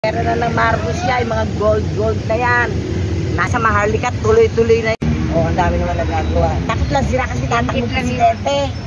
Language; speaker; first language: Filipino; native; Filipino